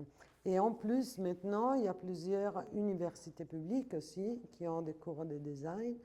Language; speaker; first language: French; non-native, fluent; Italian